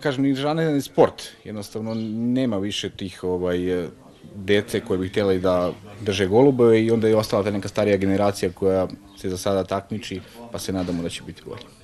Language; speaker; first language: Serbian; native; Serbian